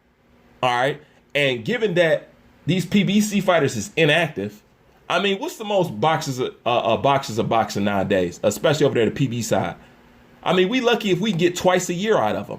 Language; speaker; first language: English; native; English